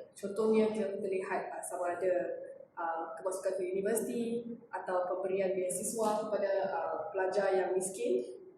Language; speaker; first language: Malay; non-native, local second language; Chinese